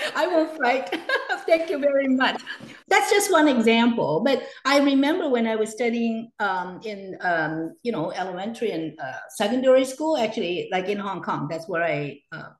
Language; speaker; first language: English; non-native, local second language; Cantonese